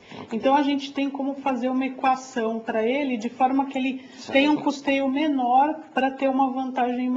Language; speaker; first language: Portuguese; native; Portuguese